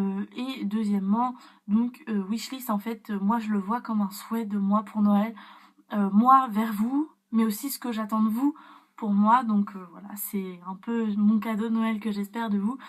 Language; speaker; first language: French; native; French